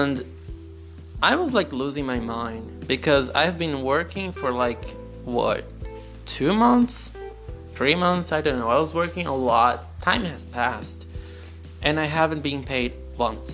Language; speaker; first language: English; non-native, fluent; Portuguese